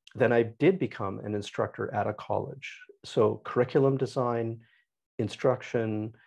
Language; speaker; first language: English; native; English